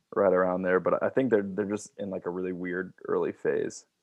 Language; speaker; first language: English; native; English